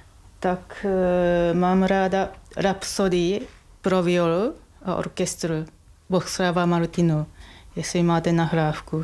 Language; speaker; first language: Czech; non-native, fluent; Japanese